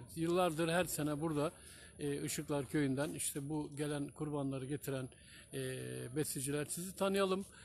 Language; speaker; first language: Turkish; native; Turkish